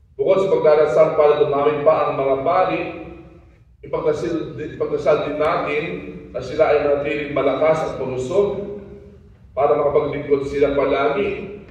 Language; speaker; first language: Filipino; non-native, local second language; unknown